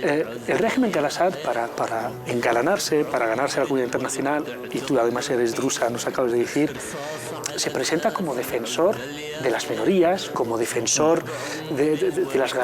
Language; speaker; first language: Spanish; native; Spanish